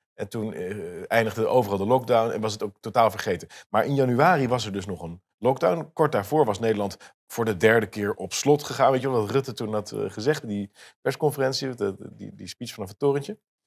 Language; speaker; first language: Dutch; native; Dutch